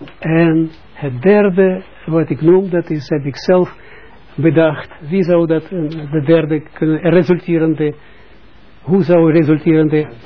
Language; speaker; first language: Dutch; non-native, fluent; Russian